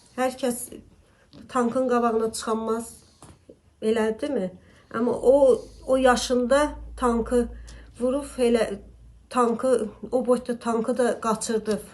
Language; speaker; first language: Azerbaijani; native; Azerbaijani